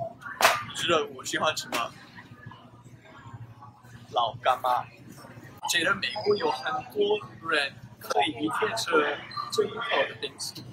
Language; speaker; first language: Chinese; non-native, fluent; English